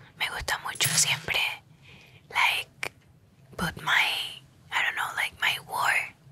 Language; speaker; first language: Spanish; native; Spanish